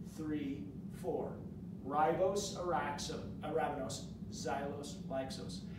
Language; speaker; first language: English; native; English